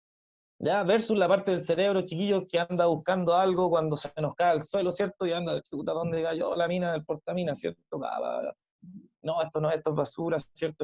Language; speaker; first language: Spanish; native; Spanish